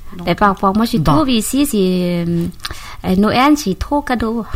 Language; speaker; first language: French; non-native, learner; Thai